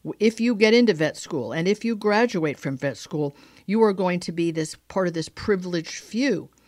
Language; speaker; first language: English; native; English